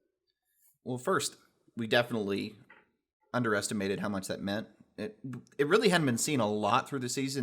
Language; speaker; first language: English; native; English